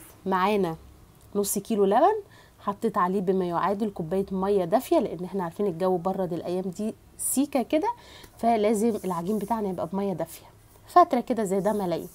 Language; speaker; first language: Arabic; native; Arabic